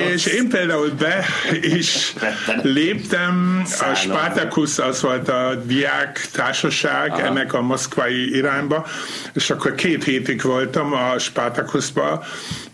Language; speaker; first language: Hungarian; non-native, fluent; German